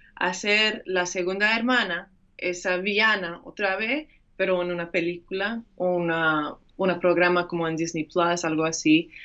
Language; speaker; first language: Spanish; early bilingual, heritage; English